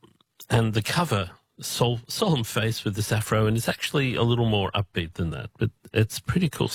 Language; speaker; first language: English; native; English